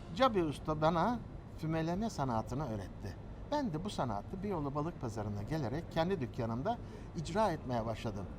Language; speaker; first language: Turkish; native; Turkish